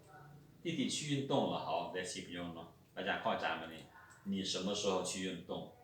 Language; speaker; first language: Chinese; non-native, fluent; Lao